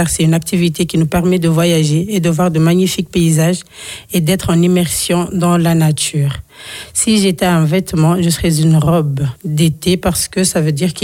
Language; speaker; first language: French; non-native, local second language; Comorian